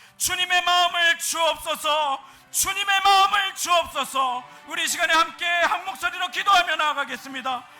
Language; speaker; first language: Korean; native; Korean